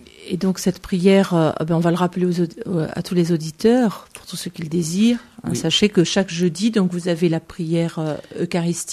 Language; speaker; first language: French; native; French